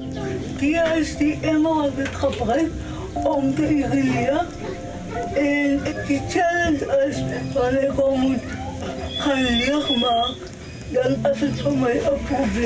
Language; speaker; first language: Dutch; non-native, learner; Afrikaans